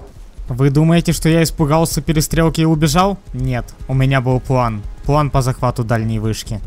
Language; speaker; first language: Russian; native; Russian